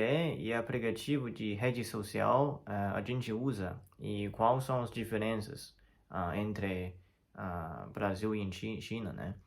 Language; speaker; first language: Portuguese; non-native, fluent; Chinese